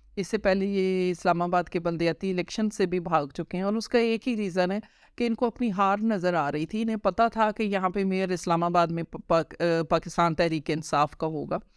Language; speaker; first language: Urdu; non-native, local second language; Punjabi